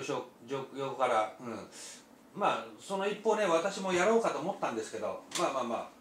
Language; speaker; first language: Japanese; native; Japanese